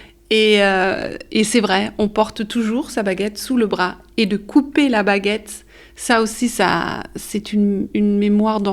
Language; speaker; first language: French; early bilingual, heritage; French